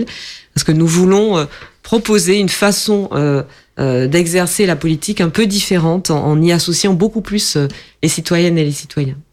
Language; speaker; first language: French; native; French